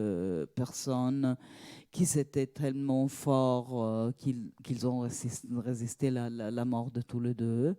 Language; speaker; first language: French; non-native, fluent; Italian